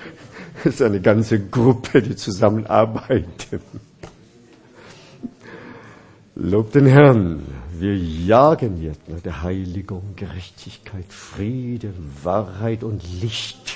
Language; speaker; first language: German; non-native, fluent; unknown